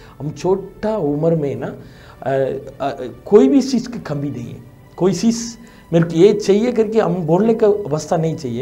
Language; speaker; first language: Hindi; non-native, local second language; Tamil